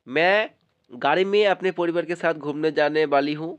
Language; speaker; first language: Hindi; non-native, local second language; Bangla